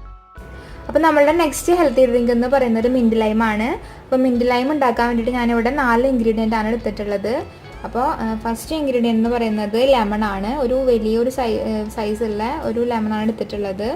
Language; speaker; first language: Malayalam; native; Malayalam